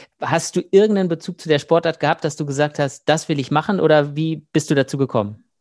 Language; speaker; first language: German; native; German